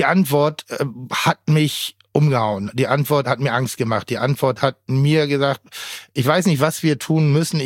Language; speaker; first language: German; native; German